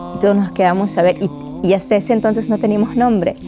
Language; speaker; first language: Spanish; non-native, local second language; German